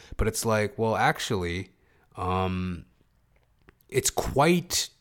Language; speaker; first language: English; early bilingual, other home language; Hindi